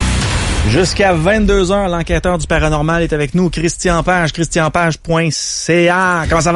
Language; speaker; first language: French; native; French